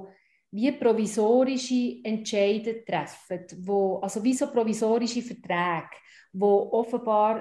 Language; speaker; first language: German; native; German